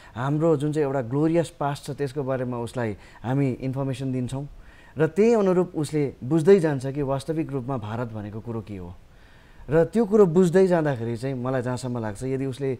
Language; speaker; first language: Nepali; native; Nepali